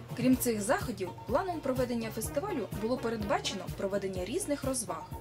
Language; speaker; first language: Ukrainian; native; Ukrainian